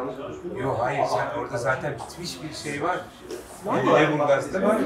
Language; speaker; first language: Turkish; native; Turkish